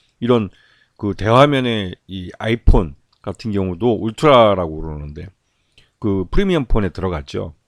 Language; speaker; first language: Korean; native; Korean